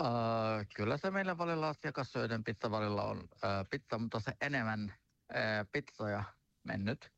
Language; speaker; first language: Finnish; non-native, learner; Turkish